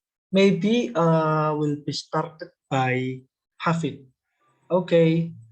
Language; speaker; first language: English; non-native, learner; Indonesian